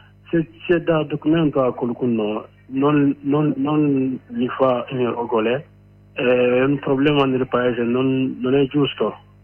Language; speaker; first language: Italian; non-native, learner; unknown